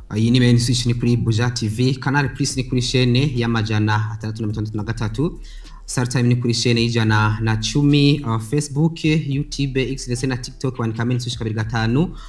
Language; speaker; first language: Rundi; native; Rundi